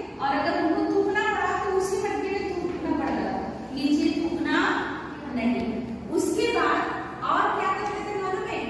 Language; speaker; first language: Hindi; non-native, local second language; Marathi